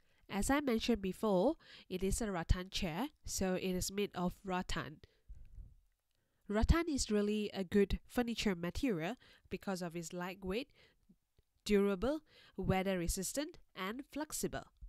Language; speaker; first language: English; non-native, fluent; Chinese